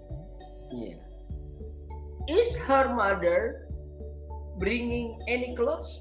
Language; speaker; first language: English; non-native, learner; Indonesian